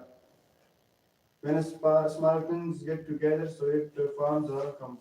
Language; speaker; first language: English; non-native, learner; Pashto